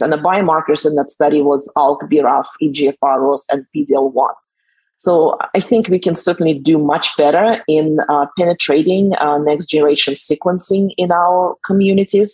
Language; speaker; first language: English; non-native, fluent; Russian